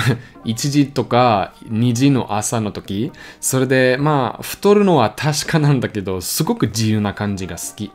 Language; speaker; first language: Japanese; non-native, learner; German